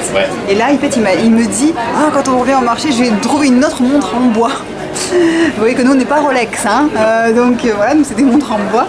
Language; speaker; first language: French; native; French